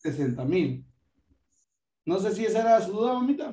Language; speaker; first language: Spanish; native; Spanish